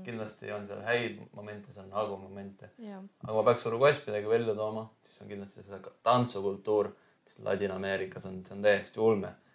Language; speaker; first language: Estonian; non-native, fluent; German